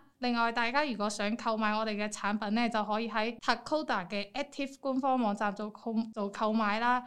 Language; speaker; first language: Chinese; non-native, local second language; Cantonese